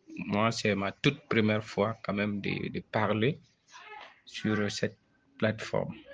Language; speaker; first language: French; non-native, local second language; Bambara